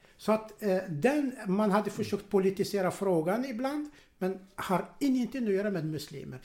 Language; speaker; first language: Swedish; non-native, fluent; Arabic